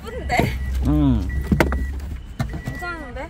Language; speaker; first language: Korean; non-native, fluent; Japanese